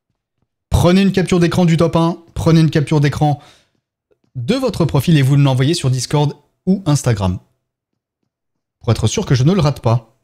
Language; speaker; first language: French; native; French